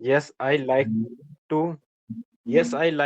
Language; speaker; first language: English; non-native, learner; Hindi